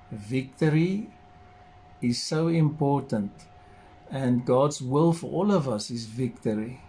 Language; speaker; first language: English; non-native, local second language; Afrikaans